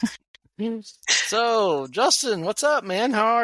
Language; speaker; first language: English; native; English